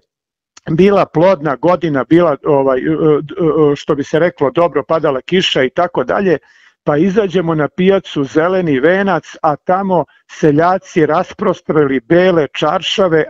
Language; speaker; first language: Serbian; native; Serbian